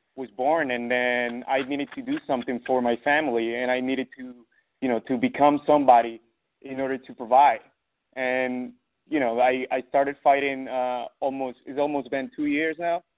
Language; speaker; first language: English; non-native, fluent; Spanish